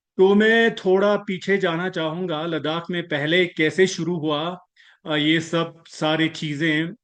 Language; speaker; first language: Hindi; non-native, local second language; Ladakhi